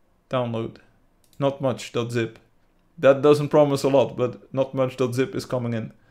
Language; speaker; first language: English; non-native, fluent; Dutch